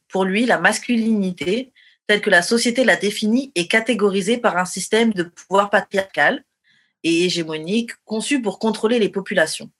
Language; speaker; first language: French; native; French